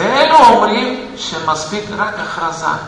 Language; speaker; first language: Hebrew; non-native, fluent; Russian